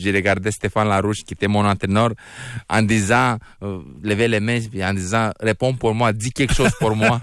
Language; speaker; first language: French; non-native, fluent; Romanian